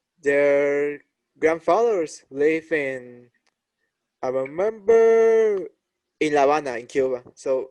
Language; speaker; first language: English; non-native, learner; Spanish